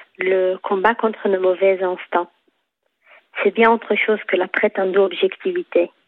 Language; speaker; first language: French; non-native, fluent; Hebrew